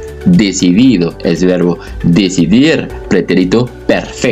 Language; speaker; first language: Spanish; non-native, fluent; French